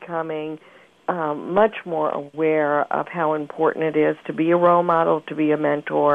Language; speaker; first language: English; native; English